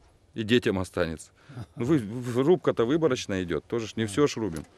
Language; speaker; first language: Russian; native; Russian